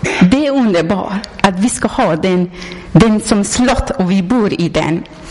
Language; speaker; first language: Swedish; non-native, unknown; Persian